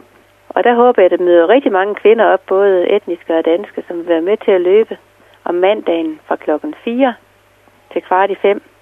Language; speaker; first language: Danish; native; Danish